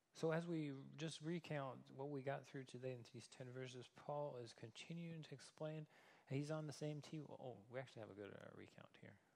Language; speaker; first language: English; non-native, fluent; Danish